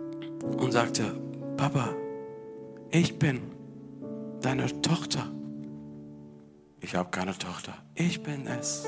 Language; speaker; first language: German; non-native, fluent; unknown